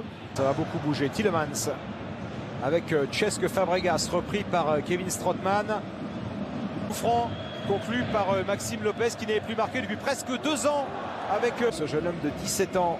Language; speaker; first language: French; native; French